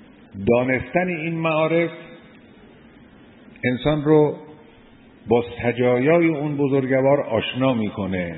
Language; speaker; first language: Persian; native; Persian